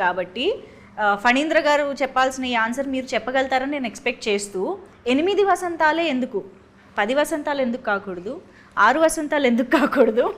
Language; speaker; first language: Telugu; native; Telugu